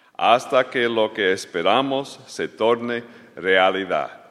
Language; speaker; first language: Spanish; native; Spanish